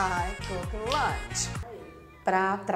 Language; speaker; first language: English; non-native, fluent; Portuguese